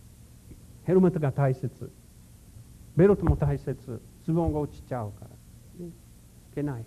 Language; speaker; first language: Japanese; non-native, fluent; English